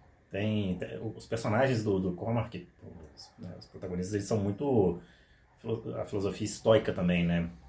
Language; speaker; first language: Portuguese; native; Portuguese